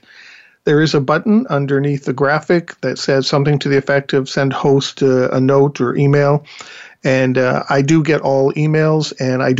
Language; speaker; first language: English; native; English